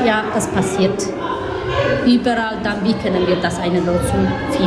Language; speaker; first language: German; non-native, learner; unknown